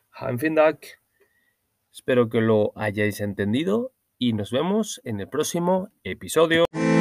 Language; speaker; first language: Spanish; non-native, learner; Norwegian